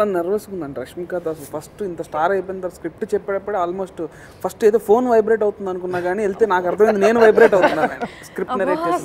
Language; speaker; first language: Telugu; native; Telugu